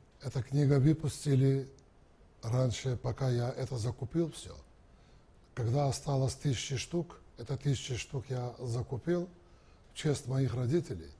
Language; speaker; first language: Russian; non-native, local second language; Georgian